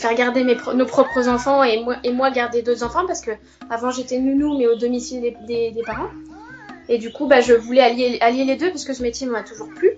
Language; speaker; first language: French; native; French